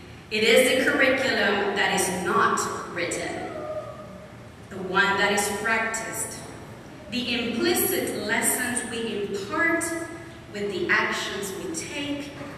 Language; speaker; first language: English; non-native, local second language; Spanish